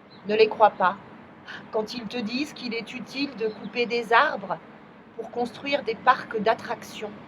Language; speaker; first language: French; native; French